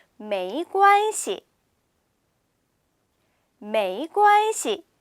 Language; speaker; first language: Chinese; non-native, fluent; Korean